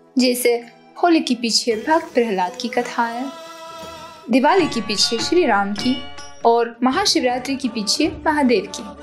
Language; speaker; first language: Hindi; non-native, fluent; Ukrainian